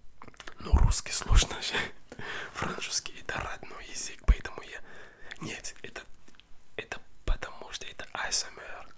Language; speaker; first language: Russian; non-native, learner; French